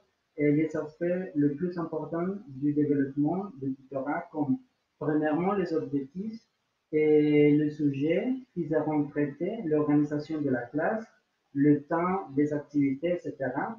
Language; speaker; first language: French; non-native, learner; Spanish